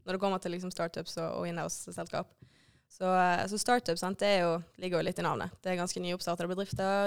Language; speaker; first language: Norwegian; native; Norwegian